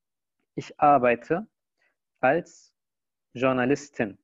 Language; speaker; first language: German; non-native, fluent; Spanish